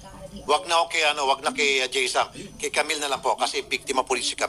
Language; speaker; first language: Filipino; native; Filipino